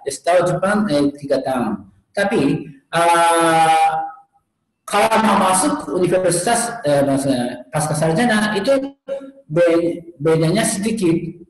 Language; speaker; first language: Indonesian; non-native, learner; Japanese